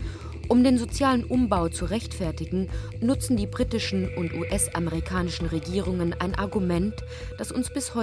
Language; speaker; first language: German; native; German